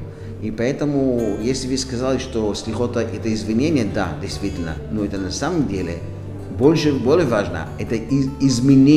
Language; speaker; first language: Russian; non-native, fluent; Hebrew